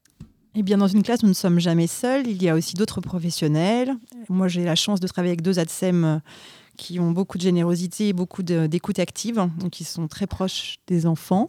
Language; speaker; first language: French; native; French